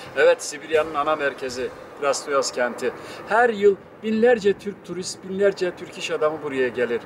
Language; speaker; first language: Turkish; native; Turkish